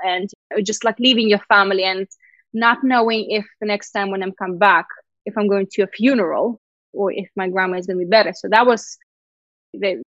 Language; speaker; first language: English; non-native, fluent; Russian